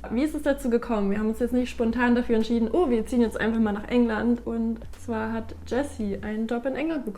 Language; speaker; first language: German; native; German